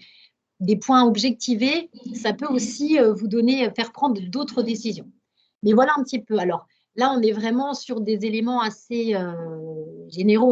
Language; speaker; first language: French; native; French